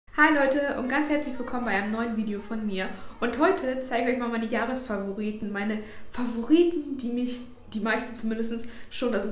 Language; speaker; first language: German; native; German